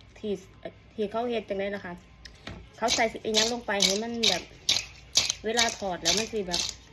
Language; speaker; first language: Thai; native; Thai